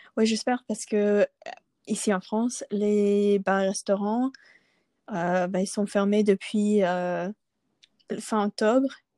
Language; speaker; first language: French; non-native, local second language; English